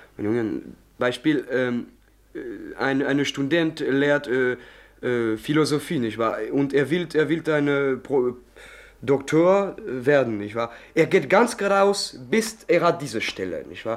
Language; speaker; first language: German; non-native, learner; French